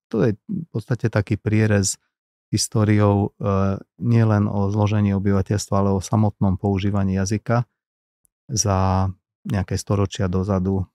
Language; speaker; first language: Slovak; non-native, local second language; Hungarian